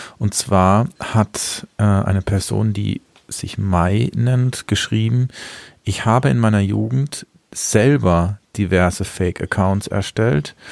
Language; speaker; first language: German; native; German